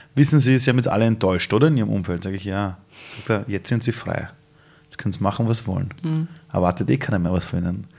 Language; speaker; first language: German; early bilingual, other home language; Persian